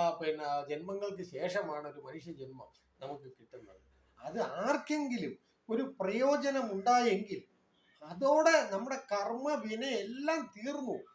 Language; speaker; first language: Malayalam; non-native, local second language; Tamil